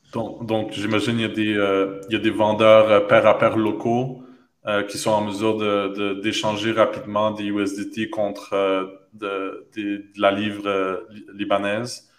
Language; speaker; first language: French; native; French